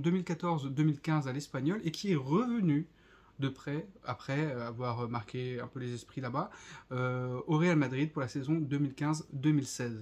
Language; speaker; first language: French; native; French